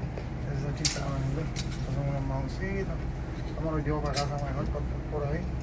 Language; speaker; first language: Spanish; native; Spanish